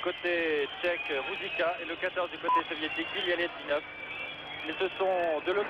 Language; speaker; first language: French; native; French